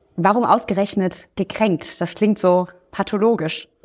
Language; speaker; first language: German; native; German